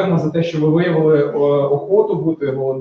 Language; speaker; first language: Ukrainian; native; Ukrainian